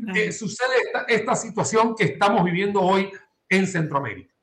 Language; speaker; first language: Spanish; native; Spanish